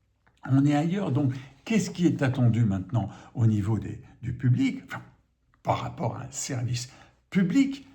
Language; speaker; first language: French; native; French